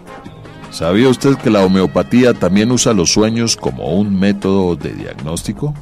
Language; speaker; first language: Spanish; native; Spanish